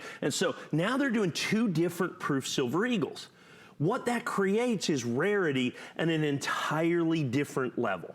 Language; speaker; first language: English; native; English